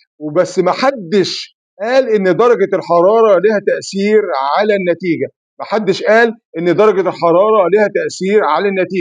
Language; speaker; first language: Arabic; native; Arabic